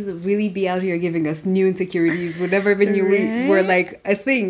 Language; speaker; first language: English; non-native, local second language; Kinyarwanda